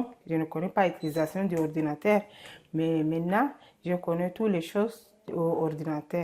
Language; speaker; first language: French; non-native, learner; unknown